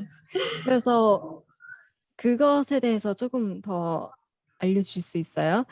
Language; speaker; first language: Korean; non-native, fluent; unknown